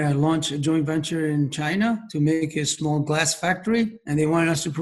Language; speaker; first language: English; non-native, fluent; Persian